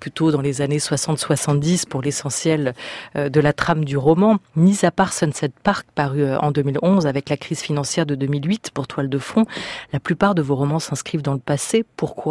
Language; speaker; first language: French; native; French